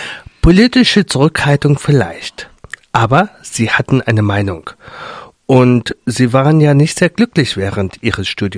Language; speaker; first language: German; native; German